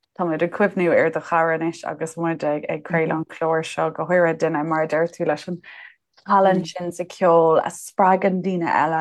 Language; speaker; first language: Irish; non-native, local second language; English